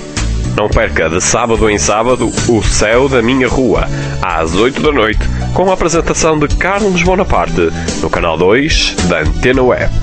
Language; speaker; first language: Portuguese; native; Portuguese